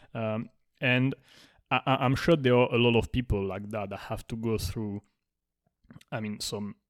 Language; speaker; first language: English; non-native, fluent; Spanish